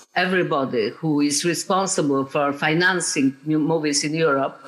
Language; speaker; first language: English; non-native, fluent; Polish